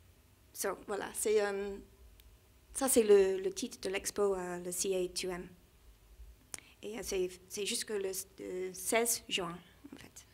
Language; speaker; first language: French; non-native, learner; English